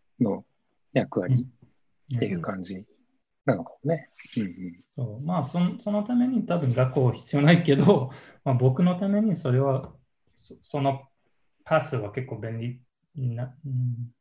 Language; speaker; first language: Japanese; non-native, learner; English